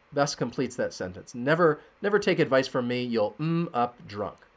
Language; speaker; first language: English; native; English